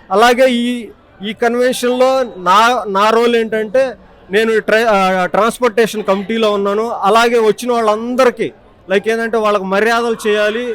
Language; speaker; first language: Telugu; native; Telugu